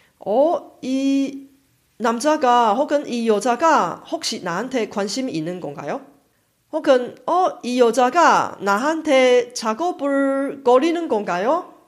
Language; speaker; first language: Korean; non-native, fluent; Chinese